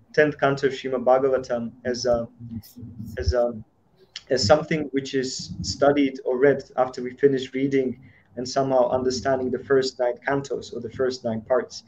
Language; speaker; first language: English; non-native, fluent; Slovak